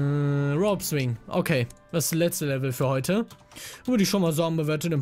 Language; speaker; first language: German; native; German